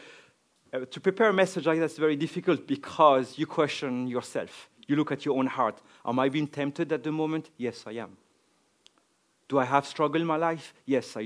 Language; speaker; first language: English; non-native, fluent; French